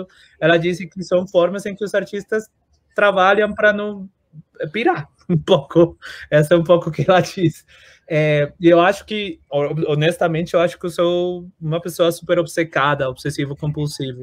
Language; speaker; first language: Portuguese; non-native, fluent; Spanish